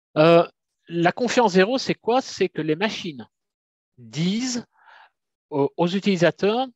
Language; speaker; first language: French; native; French